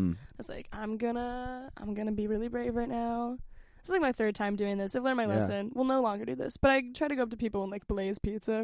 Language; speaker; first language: English; native; English